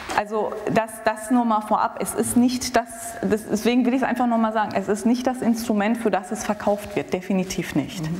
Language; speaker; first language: German; early bilingual, other home language; Turkish